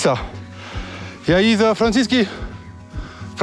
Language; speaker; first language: Russian; non-native, learner; French